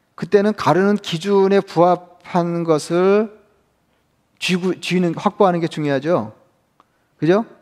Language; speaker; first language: Korean; native; Korean